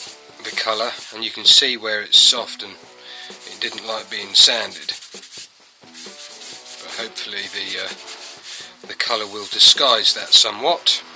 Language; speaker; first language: English; native; English